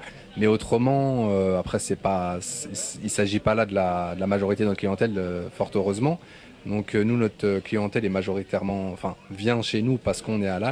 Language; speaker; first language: French; native; French